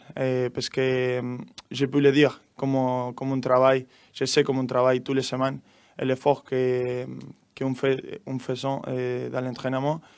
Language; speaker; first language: French; non-native, learner; Spanish